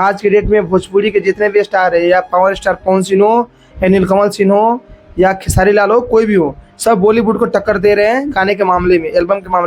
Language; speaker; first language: Hindi; native; Hindi